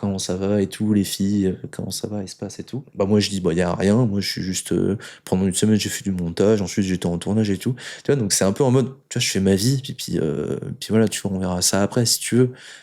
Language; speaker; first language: French; native; French